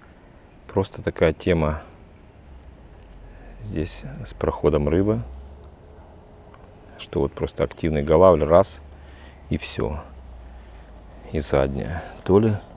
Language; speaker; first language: Russian; native; Russian